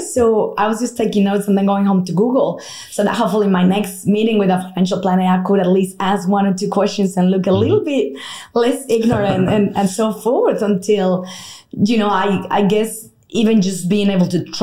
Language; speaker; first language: English; non-native, fluent; Spanish